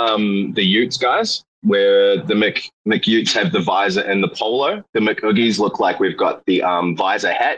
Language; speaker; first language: English; native; English